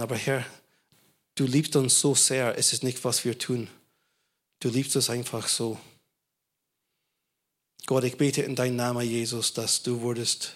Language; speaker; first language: German; non-native, fluent; English